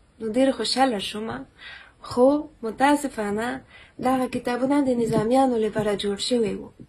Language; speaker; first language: Pashto; non-native, fluent; French